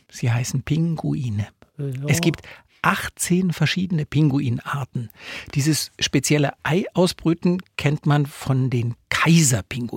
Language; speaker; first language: German; native; German